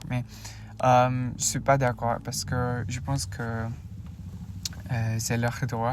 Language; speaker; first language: French; non-native, learner; Indonesian